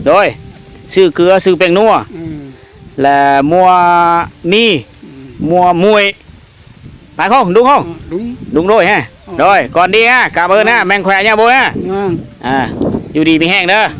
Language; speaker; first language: Vietnamese; non-native, local second language; Lao